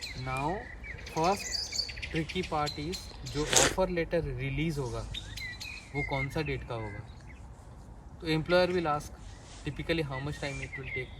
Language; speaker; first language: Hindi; non-native, local second language; Bangla